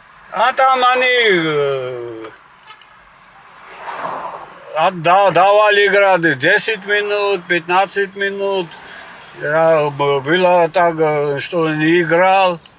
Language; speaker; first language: Russian; non-native, learner; Georgian